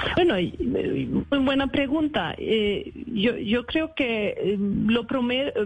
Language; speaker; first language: Spanish; non-native, fluent; Swedish